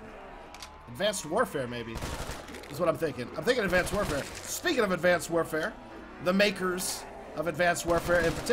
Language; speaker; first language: English; native; English